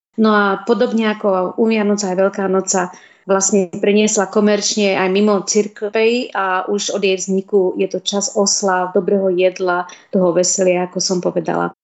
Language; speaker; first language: Slovak; native; Slovak